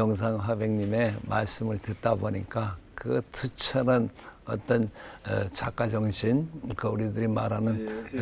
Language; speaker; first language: Korean; native; Korean